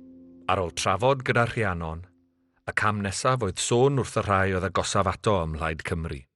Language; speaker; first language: Welsh; native; Welsh